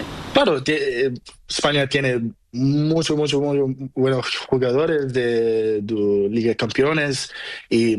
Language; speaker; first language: Spanish; non-native, learner; Portuguese